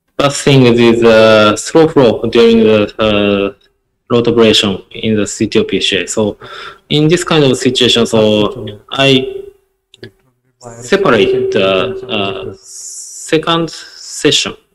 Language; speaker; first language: English; non-native, learner; Japanese